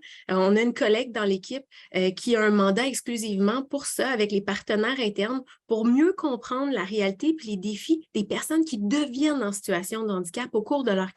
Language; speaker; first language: French; native; French